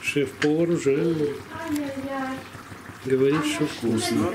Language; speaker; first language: Russian; native; Russian